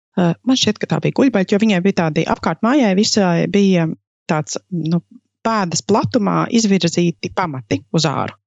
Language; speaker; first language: Latvian; native; Latvian